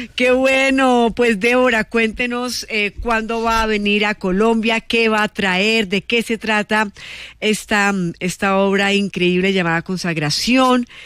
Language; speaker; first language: Spanish; native; Spanish